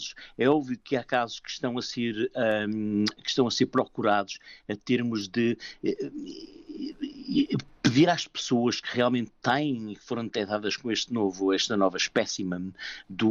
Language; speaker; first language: Portuguese; native; Portuguese